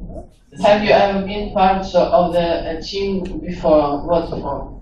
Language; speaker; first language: English; non-native, learner; Russian